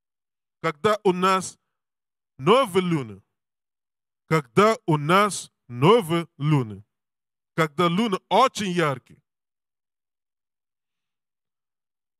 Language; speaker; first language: Russian; non-native, learner; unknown